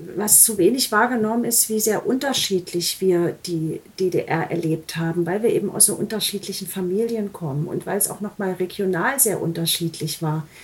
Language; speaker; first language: German; native; German